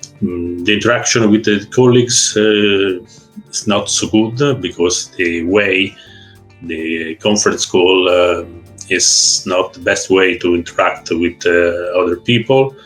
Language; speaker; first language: English; non-native, learner; Italian